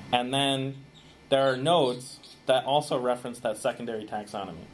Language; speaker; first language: English; native; English